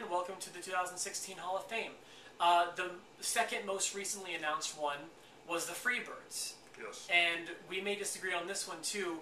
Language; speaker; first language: English; native; English